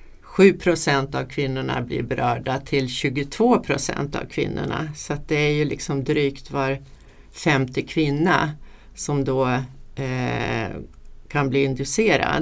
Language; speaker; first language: Swedish; native; Swedish